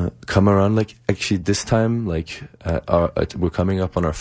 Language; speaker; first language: English; non-native, fluent; Persian